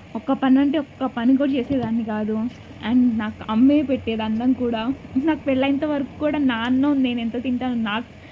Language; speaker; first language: Telugu; non-native, local second language; Urdu